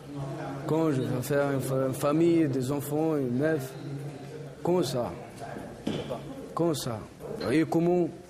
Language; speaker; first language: French; non-native, learner; Arabic